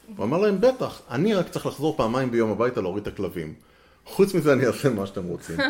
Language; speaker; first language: Hebrew; native; Hebrew